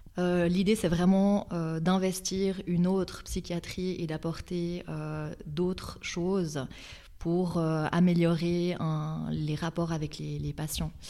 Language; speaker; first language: French; native; French